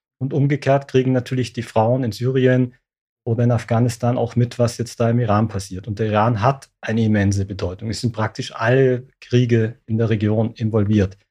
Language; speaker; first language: German; early bilingual, other home language; Persian